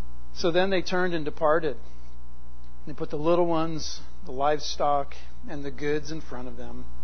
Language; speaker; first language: English; native; English